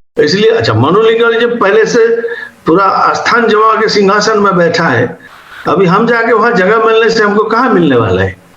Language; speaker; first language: Hindi; non-native, local second language; Odia